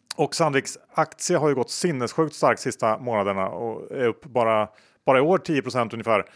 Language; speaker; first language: Swedish; native; Swedish